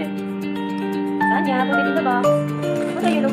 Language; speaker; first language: English; non-native, local second language; Filipino